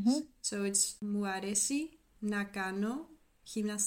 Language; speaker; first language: Greek; non-native, learner; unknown